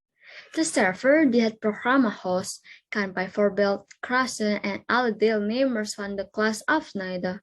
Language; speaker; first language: Dutch; non-native, learner; Indonesian